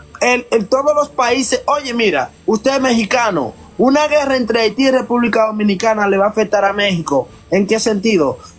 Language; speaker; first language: Spanish; non-native, fluent; Haitian Creole